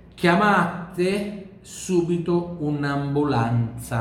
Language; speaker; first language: Italian; non-native, fluent; Portuguese